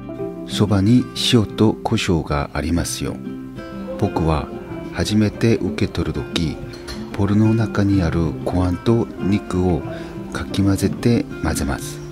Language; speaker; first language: Japanese; non-native, learner; Korean